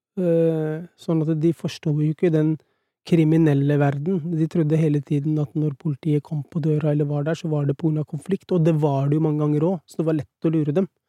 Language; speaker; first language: Norwegian; early bilingual, other home language; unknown